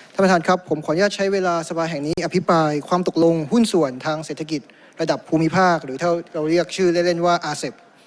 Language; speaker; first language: Thai; native; Thai